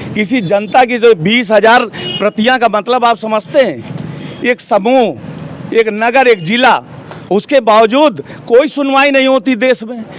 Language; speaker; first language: Hindi; native; Hindi